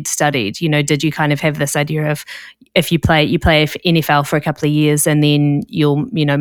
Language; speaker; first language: English; native; English